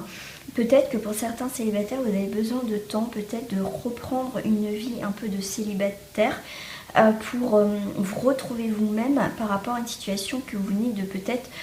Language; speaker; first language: French; native; French